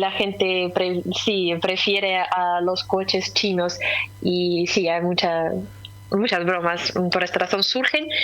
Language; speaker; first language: Spanish; non-native, fluent; Russian